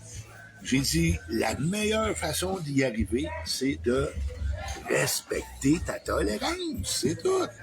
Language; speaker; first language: French; native; French